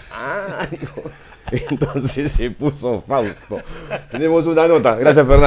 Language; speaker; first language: Spanish; native; Spanish